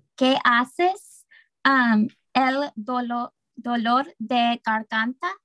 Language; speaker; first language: Spanish; non-native, learner; English